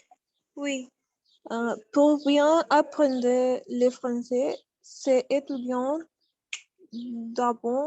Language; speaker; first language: French; non-native, learner; Spanish